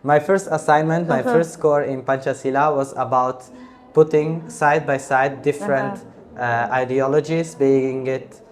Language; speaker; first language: English; non-native, fluent; Italian